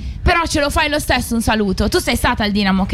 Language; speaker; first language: Italian; native; Italian